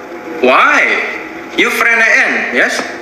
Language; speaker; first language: English; non-native, learner; Indonesian